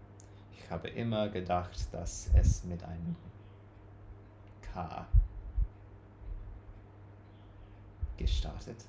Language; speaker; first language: German; non-native, learner; English